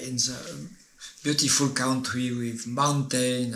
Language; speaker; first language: English; non-native, learner; French